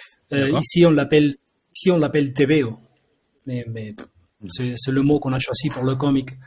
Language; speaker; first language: French; non-native, fluent; Spanish